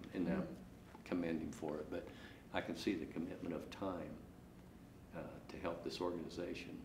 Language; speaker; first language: English; native; English